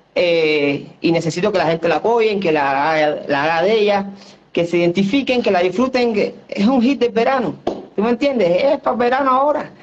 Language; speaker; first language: Spanish; native; Spanish